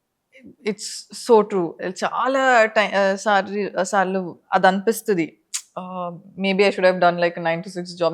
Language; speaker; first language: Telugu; non-native, fluent; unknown